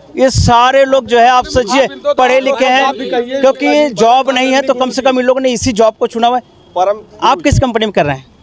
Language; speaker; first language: Hindi; native; Hindi